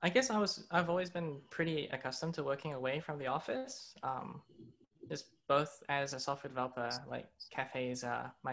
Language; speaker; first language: English; non-native, local second language; Cantonese